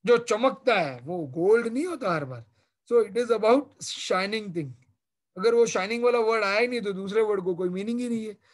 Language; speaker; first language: Hindi; non-native, local second language; Marathi